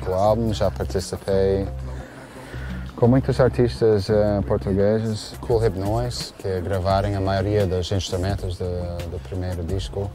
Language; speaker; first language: Portuguese; non-native, fluent; English